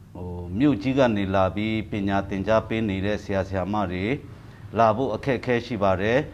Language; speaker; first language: Burmese; non-native, local second language; Lahu